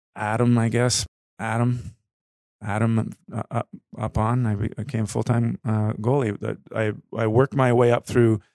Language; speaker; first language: English; native; English